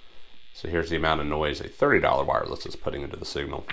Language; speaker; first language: English; native; English